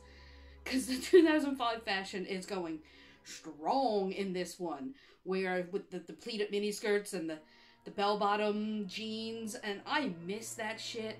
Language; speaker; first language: English; native; English